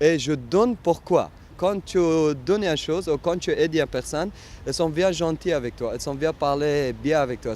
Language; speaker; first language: French; non-native, learner; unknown